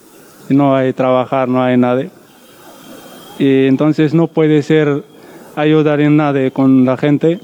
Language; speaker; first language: Spanish; non-native, learner; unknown